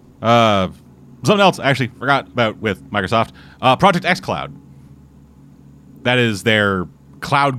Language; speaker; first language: English; native; English